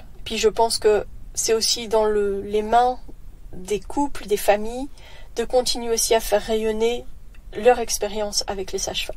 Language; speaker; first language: French; native; French